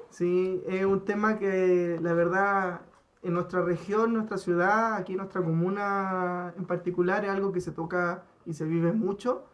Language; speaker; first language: Spanish; native; Spanish